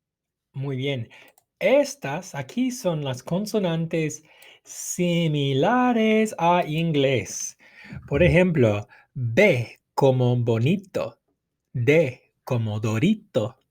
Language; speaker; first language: Spanish; non-native, fluent; English